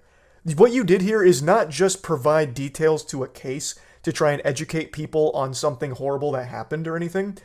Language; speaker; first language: English; native; English